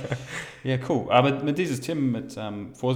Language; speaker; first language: German; non-native, fluent; English